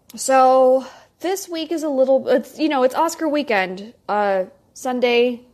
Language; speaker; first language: English; native; English